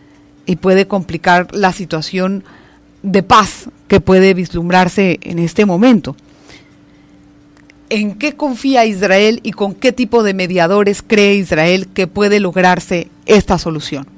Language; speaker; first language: Spanish; native; Spanish